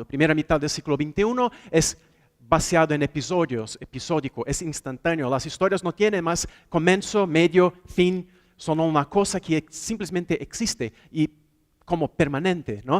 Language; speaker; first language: Spanish; non-native, fluent; Portuguese